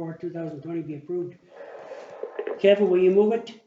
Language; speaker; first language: English; native; English